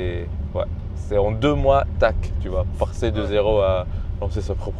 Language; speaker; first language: French; native; French